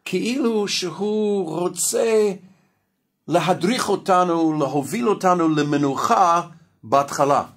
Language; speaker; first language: Hebrew; non-native, fluent; English